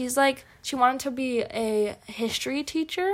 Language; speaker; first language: English; native; English